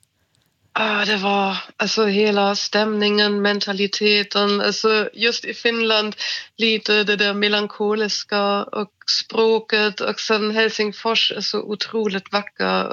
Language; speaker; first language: Swedish; non-native, fluent; German